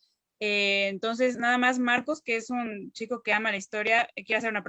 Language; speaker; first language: Spanish; native; Spanish